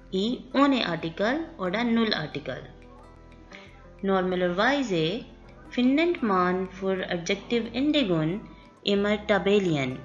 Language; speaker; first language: German; non-native, learner; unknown